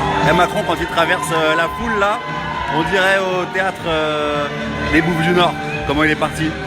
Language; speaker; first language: French; native; French